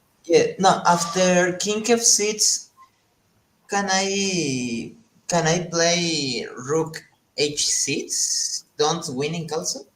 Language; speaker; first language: English; non-native, learner; Spanish